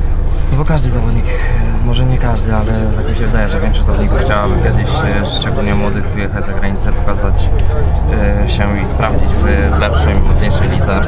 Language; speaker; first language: Polish; native; Polish